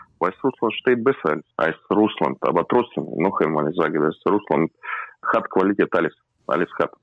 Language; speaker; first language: German; non-native, learner; Russian